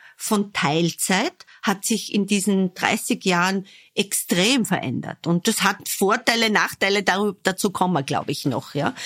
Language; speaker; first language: German; native; German